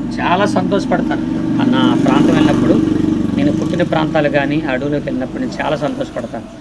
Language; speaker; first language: Telugu; non-native, local second language; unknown